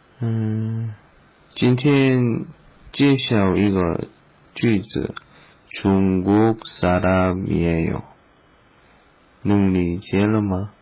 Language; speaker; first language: Chinese; non-native, learner; Korean